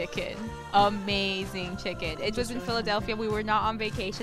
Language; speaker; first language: English; non-native, fluent; Spanish